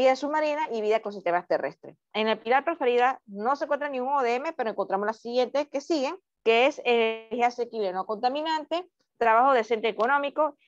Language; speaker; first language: Spanish; native; Spanish